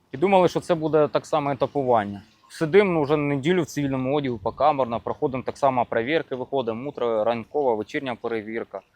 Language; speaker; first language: Ukrainian; native; Ukrainian